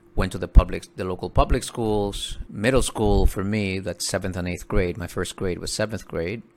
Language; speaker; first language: English; early bilingual, other home language; Spanish